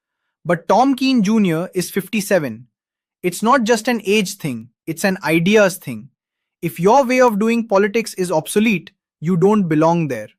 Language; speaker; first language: English; native; English